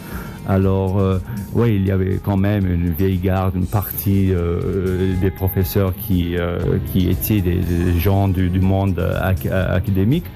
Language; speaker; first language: French; non-native, fluent; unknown